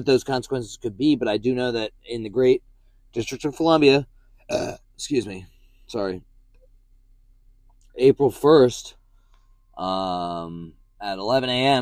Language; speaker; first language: English; native; English